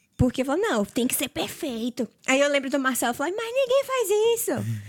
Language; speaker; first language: Portuguese; native; Portuguese